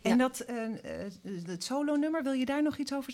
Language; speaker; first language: Dutch; native; Dutch